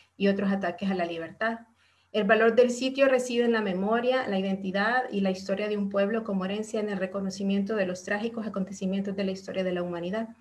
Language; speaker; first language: Spanish; native; Spanish